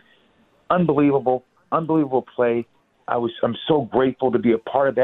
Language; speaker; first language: English; native; English